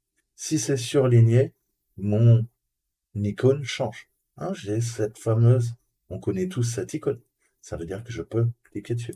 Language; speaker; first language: French; native; French